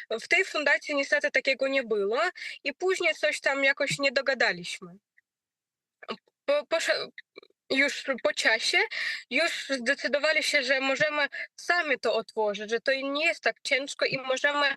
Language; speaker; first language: Polish; non-native, learner; Ukrainian